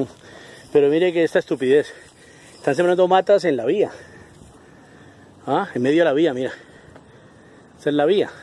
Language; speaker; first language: Spanish; native; Spanish